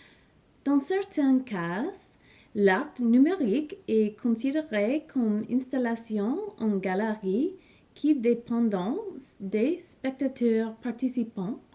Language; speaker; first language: French; non-native, learner; English